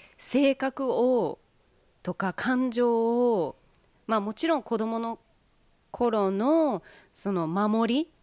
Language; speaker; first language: Japanese; early bilingual, heritage; Japanese